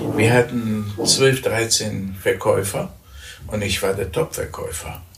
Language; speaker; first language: German; early bilingual, other home language; Persian